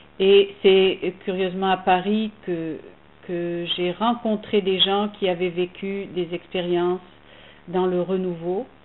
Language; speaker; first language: French; native; French